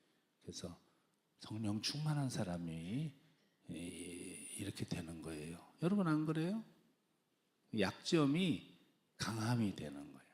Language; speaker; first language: Korean; native; Korean